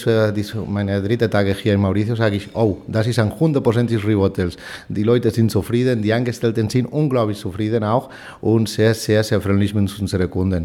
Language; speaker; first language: German; non-native, fluent; Spanish